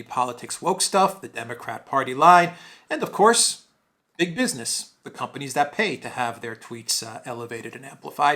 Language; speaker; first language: English; native; English